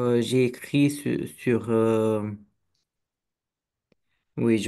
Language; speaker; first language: French; non-native, learner; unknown